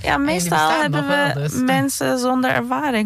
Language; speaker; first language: Dutch; non-native, fluent; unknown